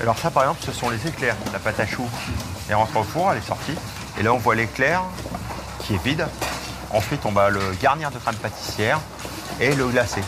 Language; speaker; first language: French; native; French